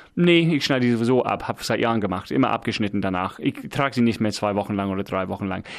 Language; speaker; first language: German; non-native, fluent; English